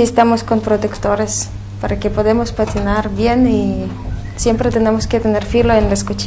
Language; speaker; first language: Spanish; non-native, fluent; Russian